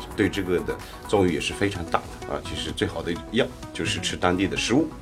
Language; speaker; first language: Chinese; non-native, local second language; Tibetan